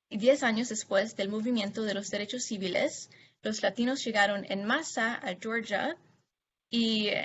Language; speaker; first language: Spanish; non-native, fluent; English